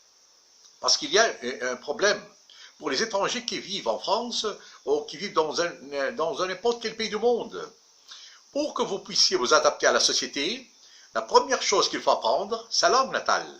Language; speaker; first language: French; non-native, local second language; Arabic